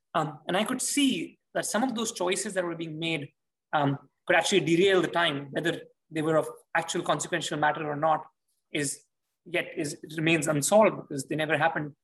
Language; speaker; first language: English; non-native, local second language; Hindi